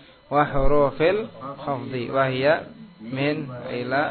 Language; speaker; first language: Arabic; non-native, fluent; Indonesian